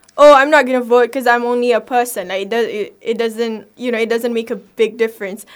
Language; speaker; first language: English; non-native, local second language; Malay